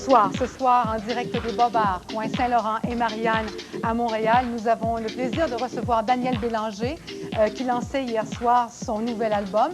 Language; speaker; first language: French; native; French